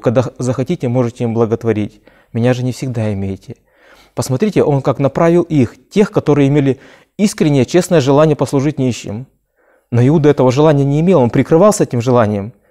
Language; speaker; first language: Russian; native; Russian